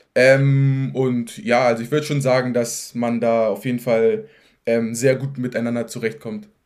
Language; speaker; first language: German; native; German